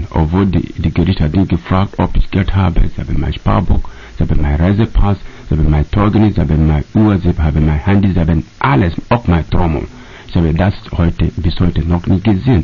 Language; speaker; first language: German; non-native, learner; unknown